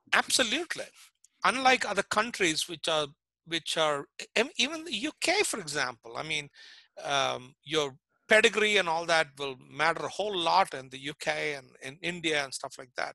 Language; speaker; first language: English; non-native, local second language; Tamil